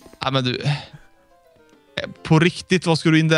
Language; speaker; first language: Swedish; native; Swedish